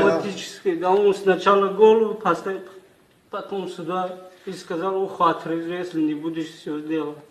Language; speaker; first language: Russian; non-native, learner; Tajik